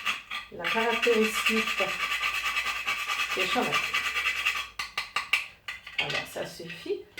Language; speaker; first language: French; non-native, learner; German